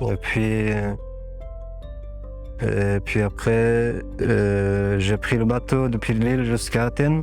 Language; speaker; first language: French; non-native, fluent; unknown